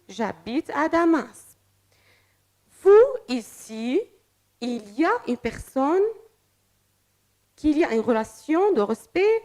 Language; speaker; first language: French; non-native, fluent; Arabic